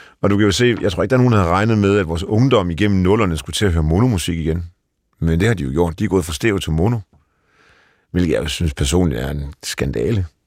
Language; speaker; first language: Danish; early bilingual, other home language; Polish